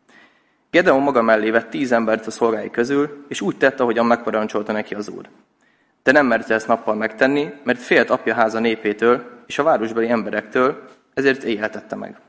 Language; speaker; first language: Hungarian; native; Hungarian